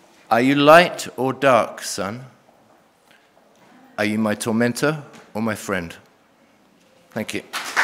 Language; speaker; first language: English; native; English